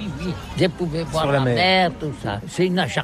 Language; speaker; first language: French; non-native, learner; Catalan